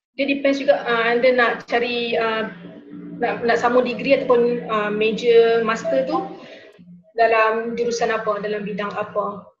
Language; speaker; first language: Malay; native; Malay